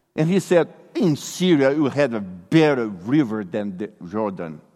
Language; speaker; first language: English; non-native, fluent; Portuguese